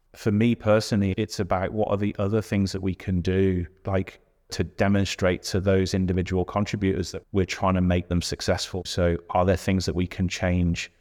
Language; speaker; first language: English; native; English